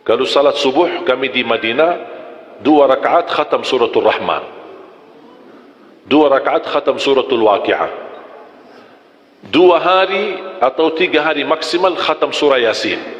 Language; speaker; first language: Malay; non-native, fluent; Arabic